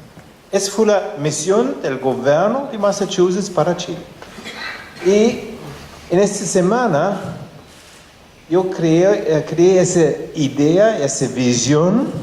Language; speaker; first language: Spanish; non-native, fluent; German